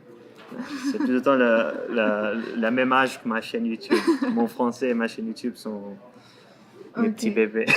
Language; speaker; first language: French; non-native, fluent; Portuguese